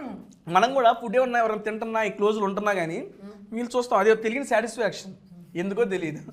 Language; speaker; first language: Telugu; native; Telugu